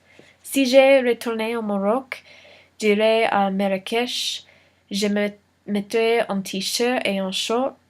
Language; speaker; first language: French; non-native, learner; English